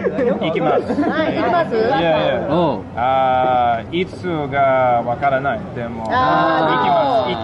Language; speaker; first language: Japanese; non-native, learner; English